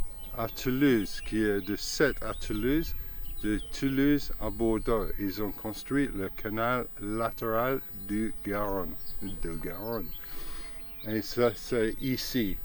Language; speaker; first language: French; non-native, fluent; English